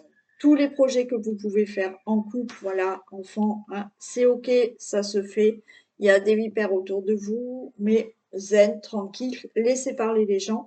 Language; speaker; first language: French; native; French